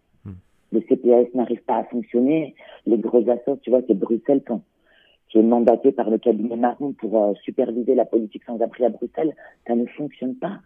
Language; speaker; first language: French; native; French